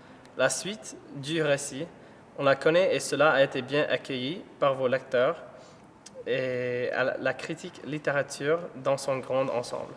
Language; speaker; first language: French; non-native, learner; English